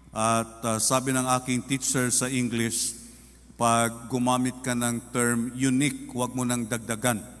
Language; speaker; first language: Filipino; non-native, local second language; Cebuano